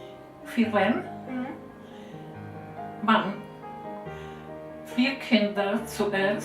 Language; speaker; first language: German; non-native, fluent; Czech